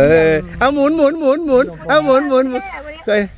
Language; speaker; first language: Thai; native; Thai